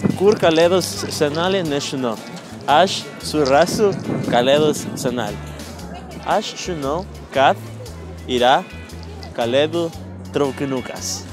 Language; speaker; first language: Lithuanian; non-native, learner; Spanish